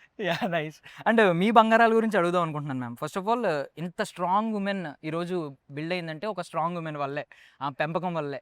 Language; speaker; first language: Telugu; native; Telugu